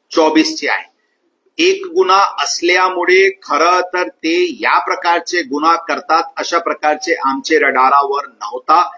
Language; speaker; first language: Marathi; non-native, local second language; Hindi